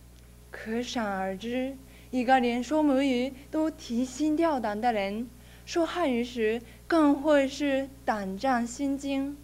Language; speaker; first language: Chinese; non-native, fluent; Japanese